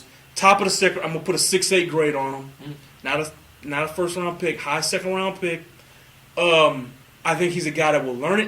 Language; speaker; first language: English; native; English